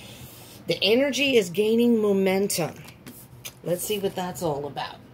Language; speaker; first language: English; native; English